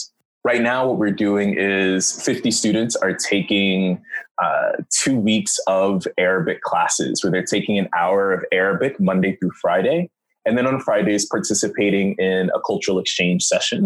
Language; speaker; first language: English; native; English